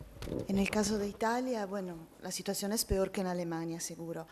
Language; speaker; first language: Spanish; non-native, fluent; Italian